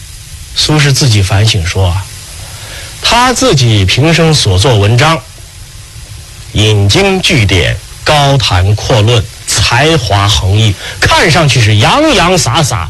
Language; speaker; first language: Chinese; native; Chinese